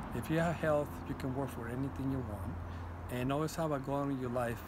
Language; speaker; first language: English; non-native, fluent; Spanish